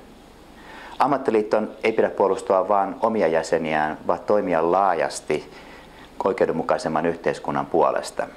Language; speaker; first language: Finnish; native; Finnish